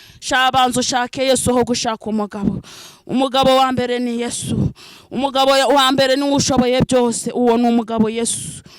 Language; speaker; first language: Kinyarwanda; non-native, local second language; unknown